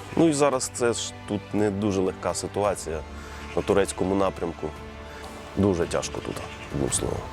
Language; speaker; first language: Ukrainian; native; Ukrainian